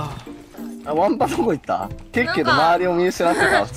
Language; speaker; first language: Japanese; native; Japanese